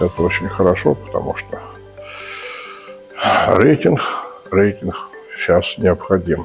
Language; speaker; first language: Russian; native; Russian